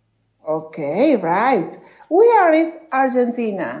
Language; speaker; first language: English; non-native, learner; Spanish